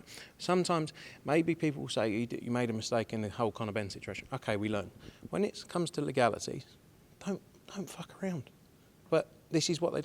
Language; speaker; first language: English; native; English